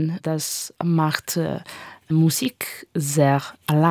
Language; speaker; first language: German; non-native, learner; Italian